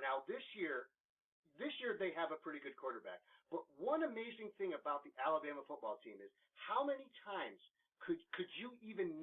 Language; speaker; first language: English; native; English